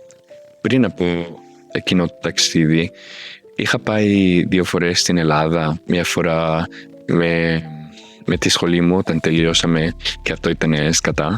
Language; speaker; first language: Greek; non-native, fluent; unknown